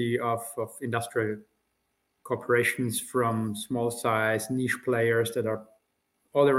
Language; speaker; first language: English; non-native, fluent; German